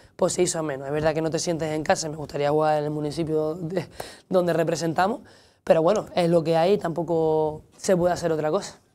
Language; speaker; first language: Spanish; native; Spanish